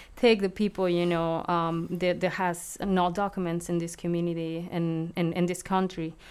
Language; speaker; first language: English; non-native, fluent; Spanish